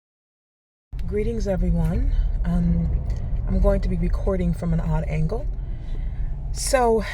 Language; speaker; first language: English; native; English